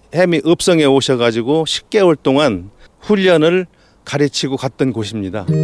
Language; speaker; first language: Korean; native; Korean